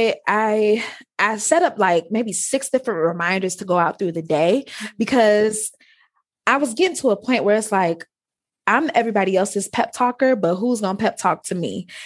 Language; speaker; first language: English; native; English